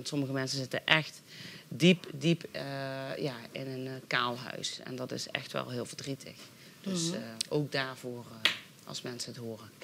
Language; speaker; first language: Dutch; native; Dutch